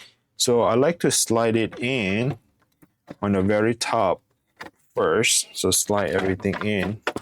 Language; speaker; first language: English; non-native, fluent; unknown